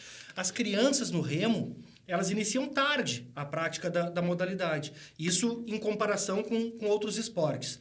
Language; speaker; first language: Portuguese; native; Portuguese